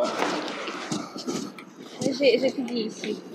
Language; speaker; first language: French; non-native, learner; Russian